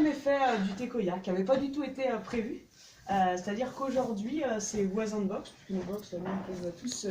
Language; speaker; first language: French; native; French